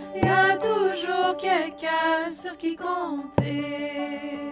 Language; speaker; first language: French; native; French